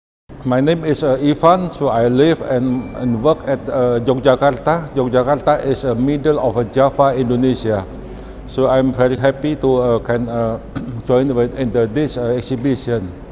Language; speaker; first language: English; non-native, learner; Indonesian